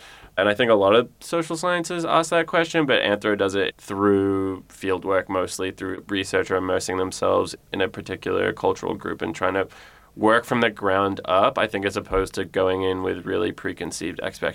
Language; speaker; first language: English; native; English